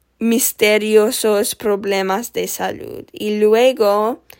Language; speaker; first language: Spanish; non-native, learner; English